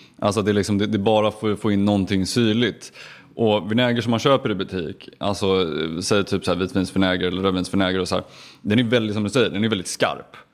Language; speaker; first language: Swedish; native; Swedish